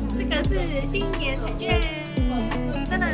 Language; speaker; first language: Chinese; native; Chinese